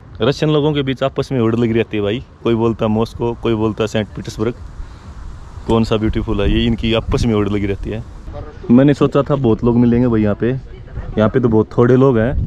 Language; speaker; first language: Hindi; native; Hindi